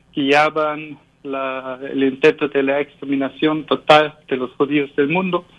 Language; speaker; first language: Spanish; non-native, fluent; German